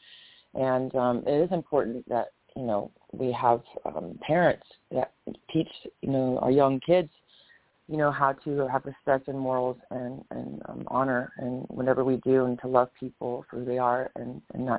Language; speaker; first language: English; native; English